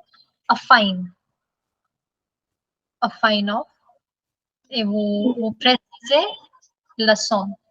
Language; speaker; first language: French; non-native, fluent; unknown